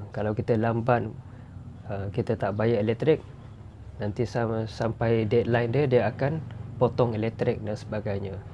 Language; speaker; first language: Malay; non-native, fluent; Western Cham